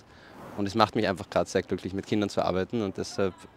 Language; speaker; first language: German; native; German